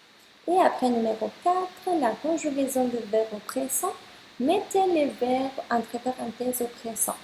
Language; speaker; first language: French; non-native, fluent; Spanish